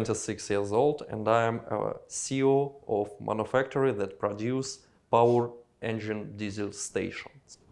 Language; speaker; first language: English; non-native, learner; Russian